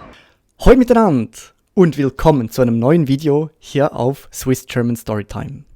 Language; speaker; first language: German; native; German